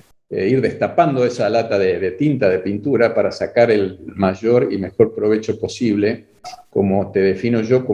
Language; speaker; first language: Spanish; native; Spanish